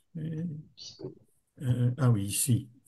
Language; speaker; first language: French; native; French